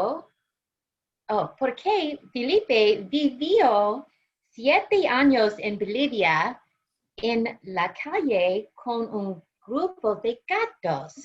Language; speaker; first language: Spanish; non-native, learner; English